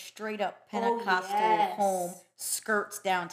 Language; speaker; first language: English; early bilingual, other home language; Spanish